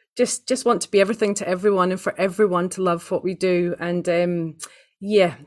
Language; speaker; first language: English; native; English